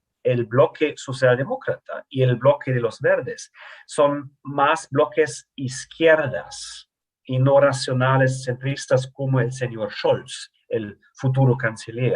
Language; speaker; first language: Spanish; non-native, fluent; German